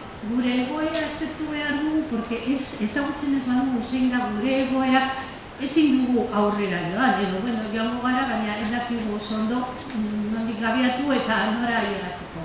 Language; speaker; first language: Basque; native; Basque